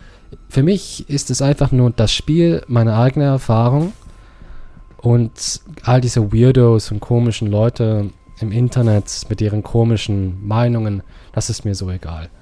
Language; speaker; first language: German; non-native, learner; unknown